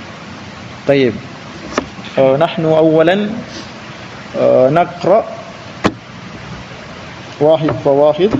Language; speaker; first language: Arabic; non-native, fluent; Indonesian